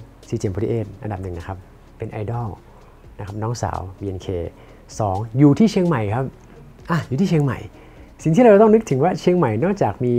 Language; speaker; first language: Thai; native; Thai